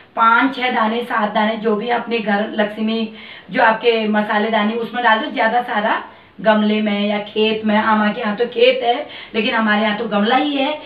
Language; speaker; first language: Hindi; native; Hindi